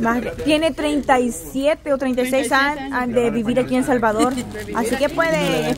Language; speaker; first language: Spanish; native; Spanish